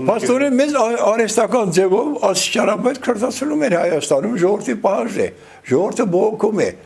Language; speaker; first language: Armenian; non-native, local second language; Kurdish